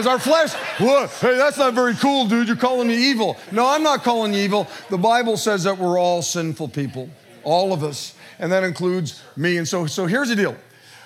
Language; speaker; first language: English; native; English